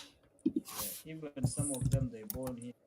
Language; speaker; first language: English; non-native, fluent; Arabic